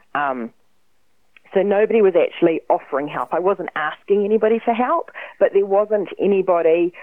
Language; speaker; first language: English; native; English